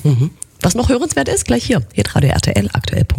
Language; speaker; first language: German; native; German